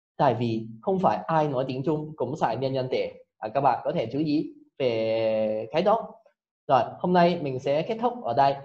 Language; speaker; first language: Vietnamese; non-native, fluent; Cantonese